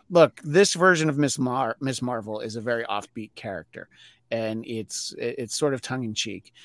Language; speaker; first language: English; native; English